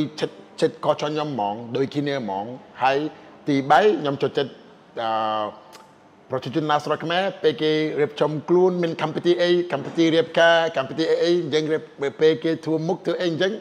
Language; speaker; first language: Khmer; non-native, fluent; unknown